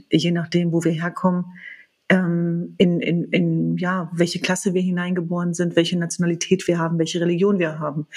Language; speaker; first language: German; early bilingual, other home language; Kurdish